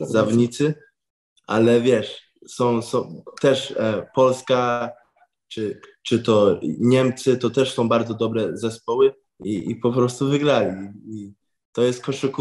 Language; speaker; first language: Polish; early bilingual, heritage; English